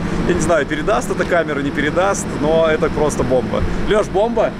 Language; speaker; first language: Russian; native; Russian